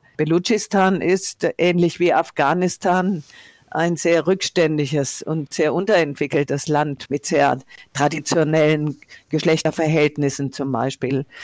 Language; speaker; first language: German; native; German